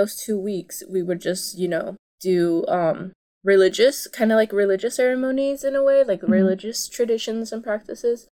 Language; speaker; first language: English; early bilingual, other home language; Spanish